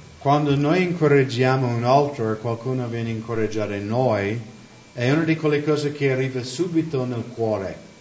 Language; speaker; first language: Italian; non-native, fluent; English